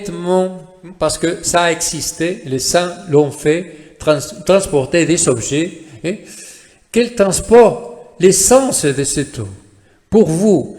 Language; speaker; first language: French; non-native, fluent; Spanish